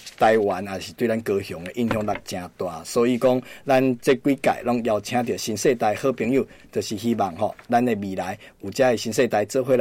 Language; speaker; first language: Chinese; native; Chinese